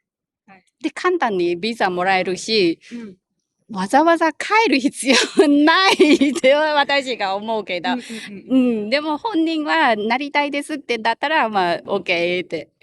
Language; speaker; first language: Japanese; non-native, learner; Khmer